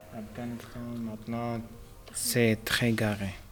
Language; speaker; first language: French; non-native, learner; Pashto